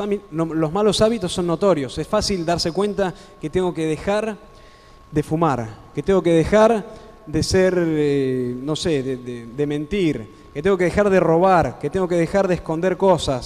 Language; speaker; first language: Spanish; native; Spanish